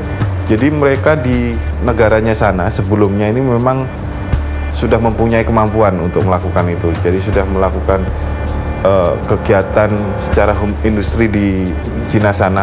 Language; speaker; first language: Indonesian; native; Indonesian